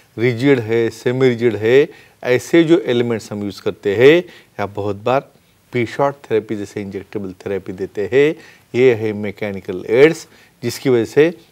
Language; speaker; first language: Hindi; non-native, local second language; Marathi